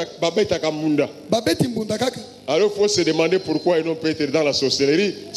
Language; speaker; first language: French; non-native, local second language; Lingala